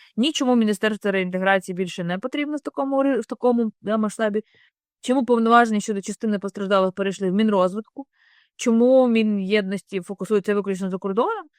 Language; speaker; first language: Ukrainian; native; Ukrainian